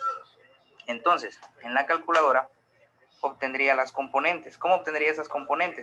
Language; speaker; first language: Spanish; native; Spanish